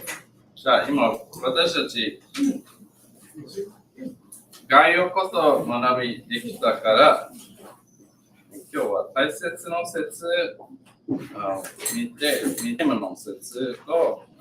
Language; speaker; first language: Japanese; non-native, learner; English